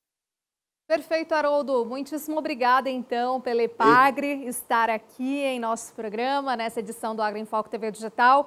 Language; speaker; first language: Portuguese; native; Portuguese